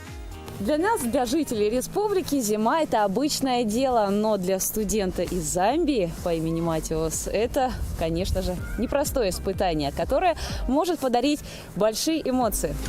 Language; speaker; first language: Russian; native; Russian